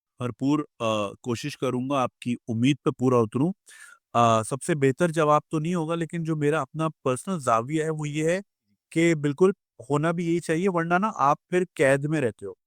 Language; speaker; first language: Urdu; native; Urdu